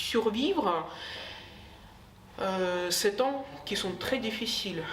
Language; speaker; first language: French; non-native, fluent; Ukrainian